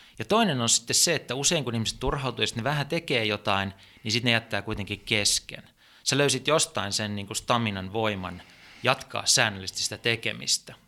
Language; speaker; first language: Finnish; native; Finnish